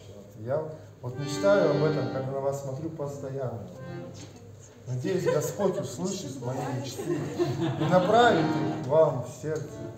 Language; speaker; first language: Russian; native; Russian